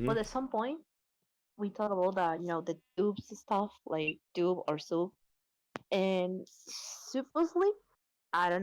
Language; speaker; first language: English; non-native, learner; Spanish